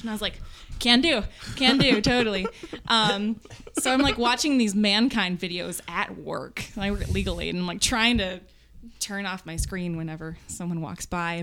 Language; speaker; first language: English; native; English